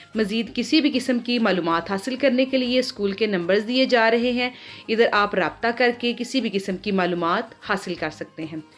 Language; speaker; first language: Hindi; non-native, local second language; Punjabi